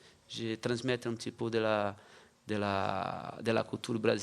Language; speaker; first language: French; non-native, fluent; Portuguese